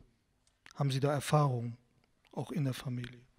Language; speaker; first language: German; non-native, fluent; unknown